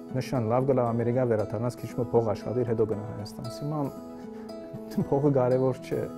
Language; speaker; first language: Armenian; early bilingual, heritage; Armenian